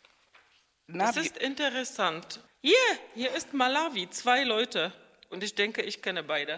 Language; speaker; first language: German; non-native, fluent; Czech